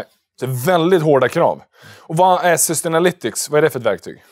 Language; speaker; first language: Swedish; native; Swedish